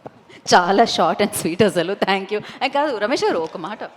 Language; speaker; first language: Telugu; native; Telugu